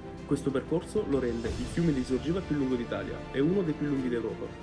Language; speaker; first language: Italian; native; Italian